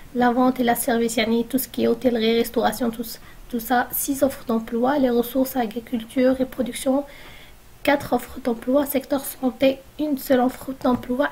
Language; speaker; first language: French; non-native, local second language; Arabic